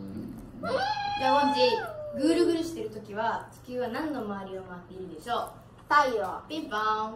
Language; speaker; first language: Japanese; native; Japanese